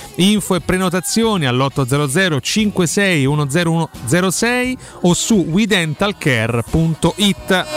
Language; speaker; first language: Italian; native; Italian